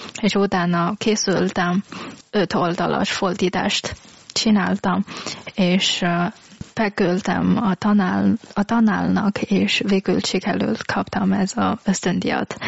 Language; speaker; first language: Hungarian; non-native, learner; Chinese